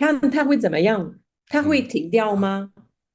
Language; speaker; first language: Chinese; non-native, fluent; Spanish